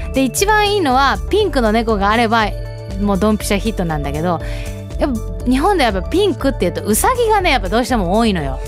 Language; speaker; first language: Japanese; early bilingual, heritage; Japanese